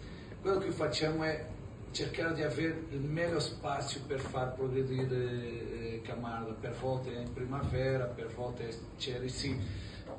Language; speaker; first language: Italian; non-native, fluent; Portuguese